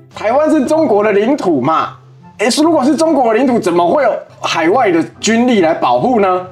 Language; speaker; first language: Chinese; native; Chinese